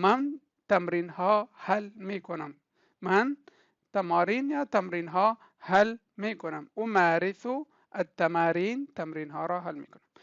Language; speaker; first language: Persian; non-native, local second language; Pashto